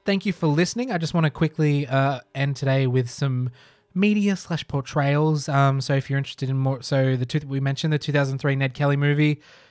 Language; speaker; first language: English; native; English